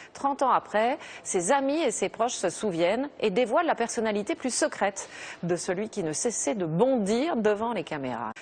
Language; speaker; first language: French; native; French